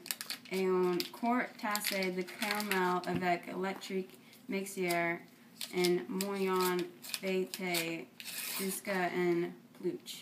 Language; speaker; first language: French; non-native, learner; English